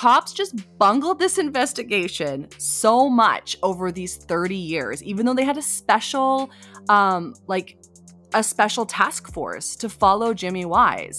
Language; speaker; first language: English; native; English